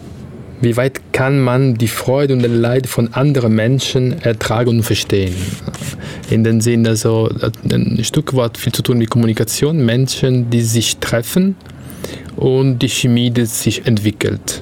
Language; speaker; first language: German; non-native, fluent; Italian